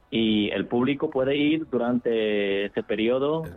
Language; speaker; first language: Spanish; non-native, fluent; Chinese